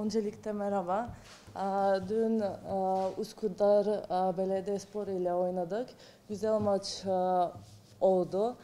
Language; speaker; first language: Turkish; non-native, learner; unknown